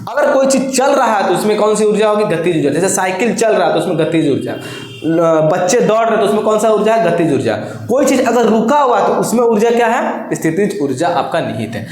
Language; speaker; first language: Hindi; native; Hindi